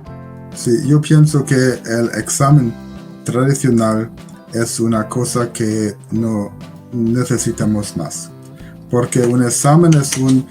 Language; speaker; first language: Spanish; non-native, learner; German